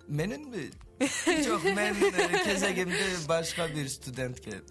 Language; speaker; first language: Kyrgyz; non-native, learner; Turkish